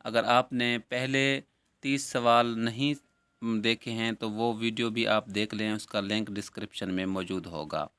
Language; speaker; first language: Urdu; native; Urdu